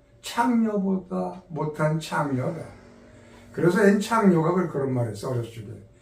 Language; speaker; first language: Korean; native; Korean